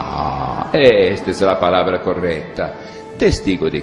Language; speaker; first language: Spanish; non-native, fluent; Italian